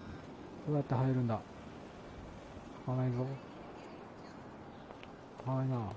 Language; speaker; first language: Japanese; native; Japanese